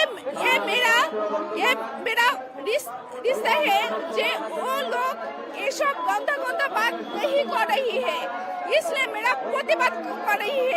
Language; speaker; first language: Hindi; non-native, learner; Bangla